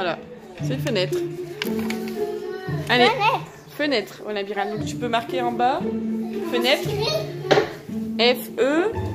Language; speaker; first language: French; native; French